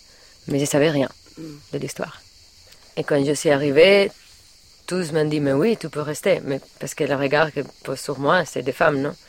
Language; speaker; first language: French; non-native, learner; Catalan